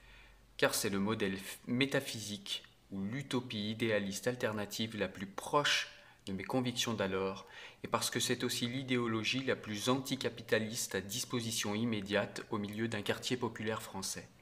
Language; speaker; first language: French; native; French